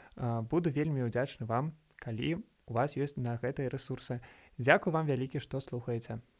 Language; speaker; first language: Belarusian; non-native, local second language; Russian